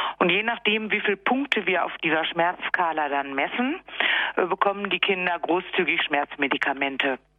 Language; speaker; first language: German; native; German